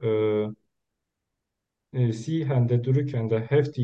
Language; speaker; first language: German; non-native, learner; Turkish